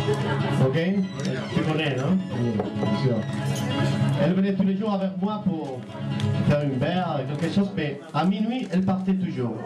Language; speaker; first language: French; non-native, learner; Spanish